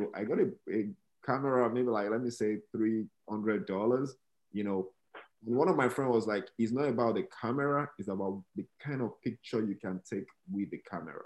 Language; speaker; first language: English; non-native, local second language; Yoruba